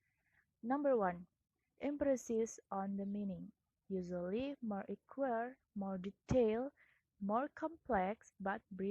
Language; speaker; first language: English; non-native, learner; Indonesian